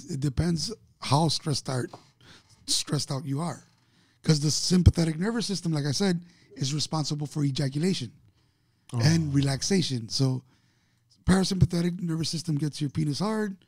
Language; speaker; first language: English; native; English